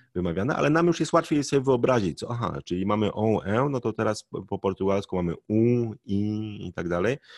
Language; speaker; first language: Polish; native; Polish